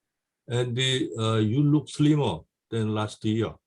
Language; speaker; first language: English; non-native, fluent; Korean